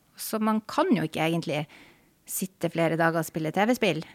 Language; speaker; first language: Norwegian; native; Norwegian